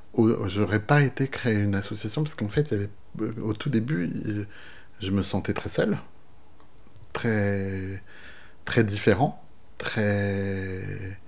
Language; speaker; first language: French; native; French